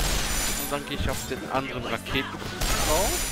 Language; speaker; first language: German; native; German